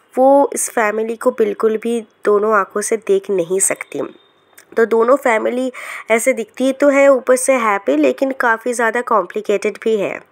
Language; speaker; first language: Hindi; non-native, local second language; Bangla